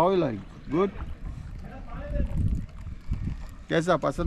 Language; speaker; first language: Hindi; non-native, local second language; Kashmiri